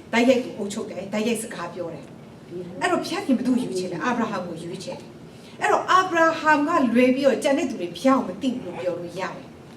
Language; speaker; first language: Burmese; non-native, local second language; Kachin